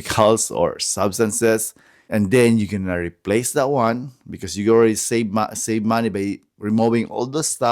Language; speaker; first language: English; non-native, fluent; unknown